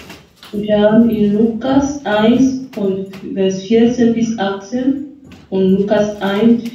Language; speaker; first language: German; non-native, fluent; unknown